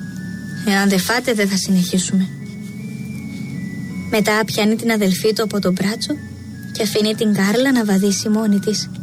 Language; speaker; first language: Greek; native; Greek